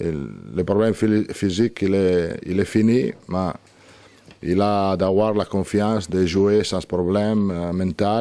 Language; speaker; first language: French; non-native, learner; Italian